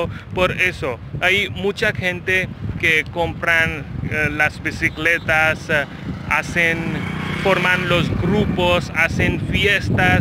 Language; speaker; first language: Spanish; non-native, fluent; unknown